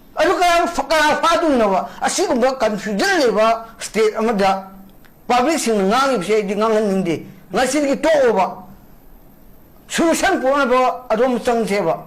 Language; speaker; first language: Manipuri; non-native, local second language; Rongmei Naga